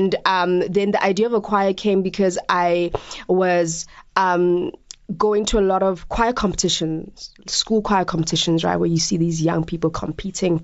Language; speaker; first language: English; non-native, local second language; Tswana